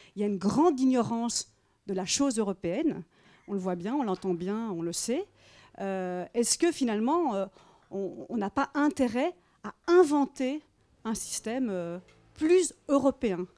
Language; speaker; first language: French; native; French